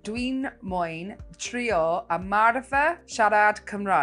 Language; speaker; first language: Welsh; non-native, learner; English